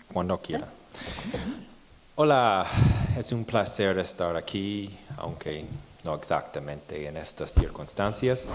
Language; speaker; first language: Spanish; non-native, fluent; English